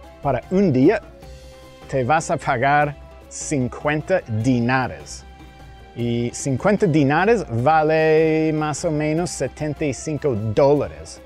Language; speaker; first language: Spanish; non-native, fluent; English